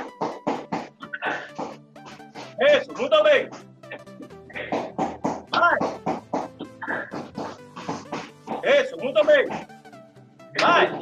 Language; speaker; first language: Portuguese; non-native, learner; Spanish